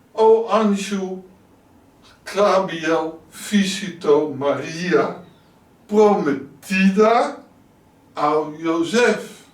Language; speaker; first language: Portuguese; non-native, learner; Dutch